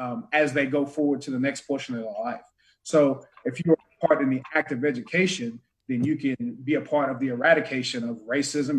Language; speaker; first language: English; native; English